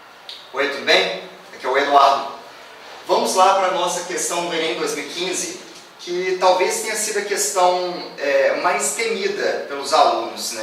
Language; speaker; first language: Portuguese; native; Portuguese